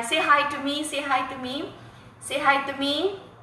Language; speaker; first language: English; non-native, local second language; Tamil